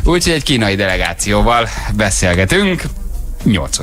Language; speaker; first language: Hungarian; native; Hungarian